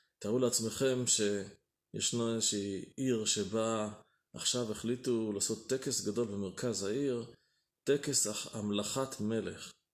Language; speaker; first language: Hebrew; native; Hebrew